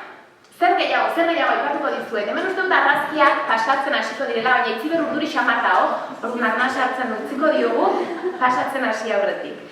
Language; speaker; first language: Basque; native; Basque